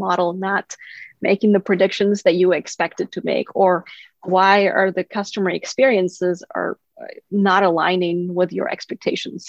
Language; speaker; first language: English; non-native, fluent; Kazakh